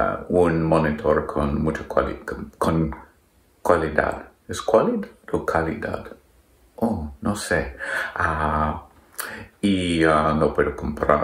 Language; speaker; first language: Spanish; non-native, learner; English